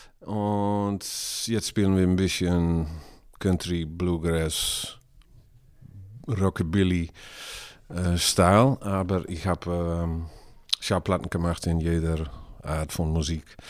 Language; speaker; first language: German; non-native, learner; Dutch